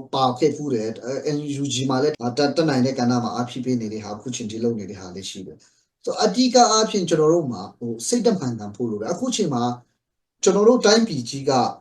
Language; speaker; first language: Burmese; non-native, local second language; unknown